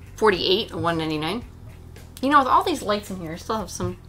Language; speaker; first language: English; native; English